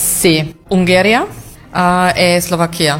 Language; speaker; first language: Italian; non-native, fluent; German